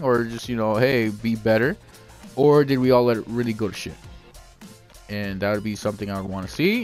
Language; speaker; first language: English; native; English